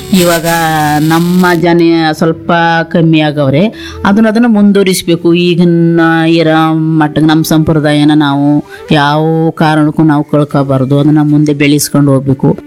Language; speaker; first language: Kannada; non-native, local second language; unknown